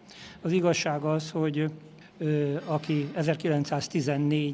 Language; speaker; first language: Hungarian; native; Hungarian